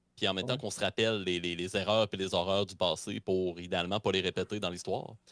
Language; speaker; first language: French; native; French